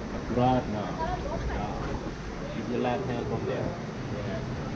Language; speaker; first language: English; non-native, learner; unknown